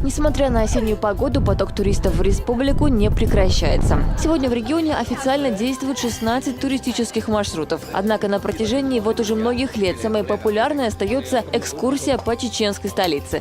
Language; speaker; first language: Russian; native; Russian